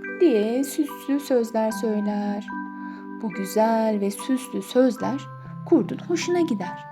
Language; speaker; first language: Turkish; native; Turkish